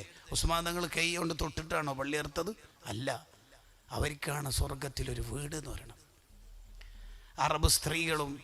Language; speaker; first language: Malayalam; native; Malayalam